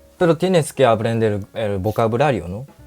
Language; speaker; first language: Spanish; non-native, learner; Japanese